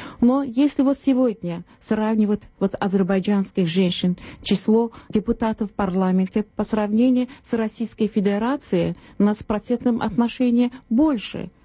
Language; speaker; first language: Russian; non-native, local second language; Azerbaijani